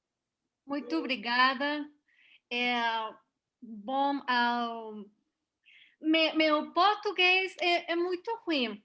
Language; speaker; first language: Portuguese; non-native, learner; Spanish